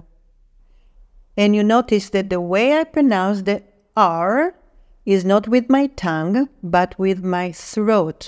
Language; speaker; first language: English; non-native, fluent; Hebrew